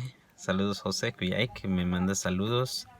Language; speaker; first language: Spanish; non-native, local second language; Yucateco